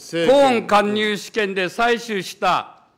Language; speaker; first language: Japanese; native; Japanese